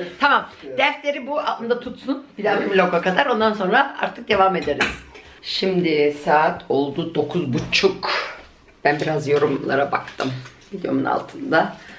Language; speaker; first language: Turkish; early bilingual, heritage; Turkish